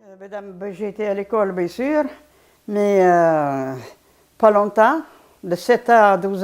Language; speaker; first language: French; non-native, fluent; Polish